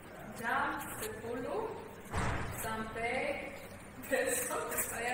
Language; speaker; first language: Indonesian; non-native, learner; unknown